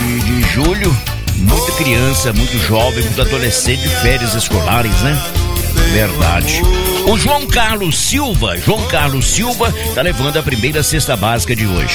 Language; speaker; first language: Portuguese; native; Portuguese